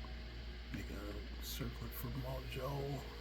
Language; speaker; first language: English; native; English